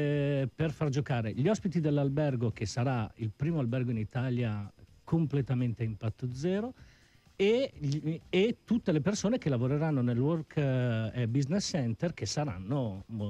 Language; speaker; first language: Italian; native; Italian